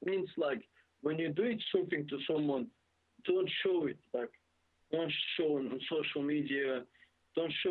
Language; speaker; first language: English; non-native, fluent; Russian